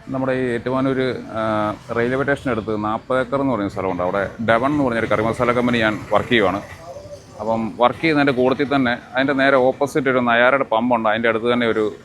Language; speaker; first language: Malayalam; native; Malayalam